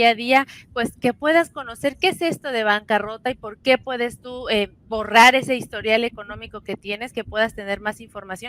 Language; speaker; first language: Spanish; native; Spanish